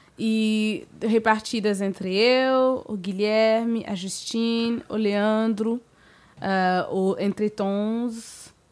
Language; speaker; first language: Portuguese; non-native, fluent; French